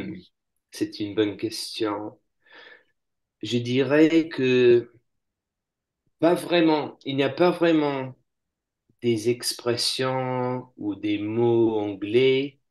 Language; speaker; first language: French; non-native, fluent; English